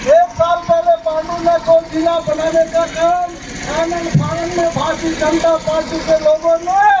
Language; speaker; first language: Hindi; native; Hindi